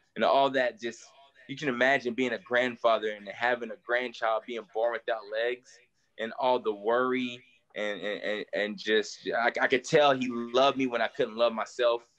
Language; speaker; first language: English; native; English